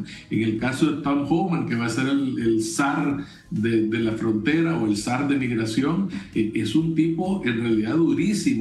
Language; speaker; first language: Spanish; native; Spanish